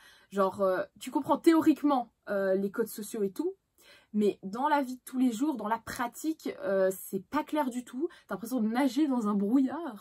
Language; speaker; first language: French; native; French